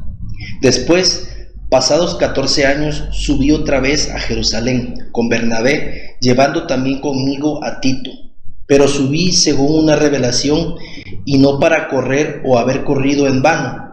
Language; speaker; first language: Spanish; native; Spanish